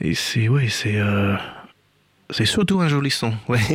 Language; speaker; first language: French; non-native, fluent; English